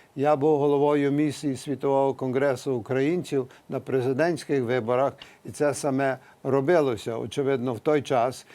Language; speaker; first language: Ukrainian; early bilingual, heritage; Ukrainian